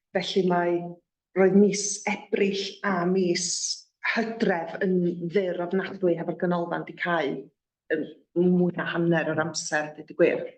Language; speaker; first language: Welsh; native; Welsh